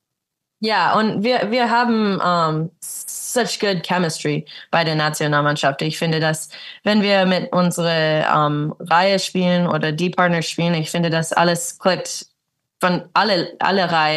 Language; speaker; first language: German; early bilingual, heritage; English